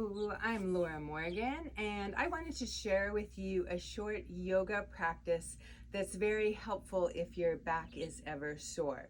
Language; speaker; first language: English; native; English